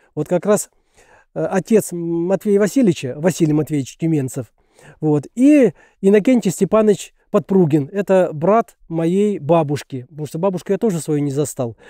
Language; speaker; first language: Russian; native; Russian